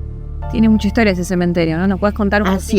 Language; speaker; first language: Spanish; native; Spanish